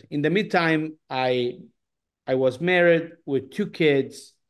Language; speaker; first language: English; non-native, learner; Italian